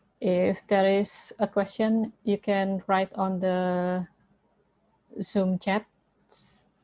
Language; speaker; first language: English; non-native, learner; Indonesian